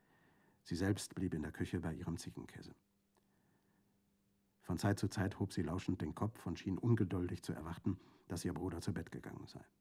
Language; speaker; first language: German; native; German